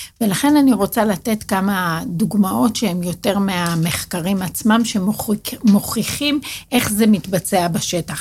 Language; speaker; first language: Hebrew; native; Hebrew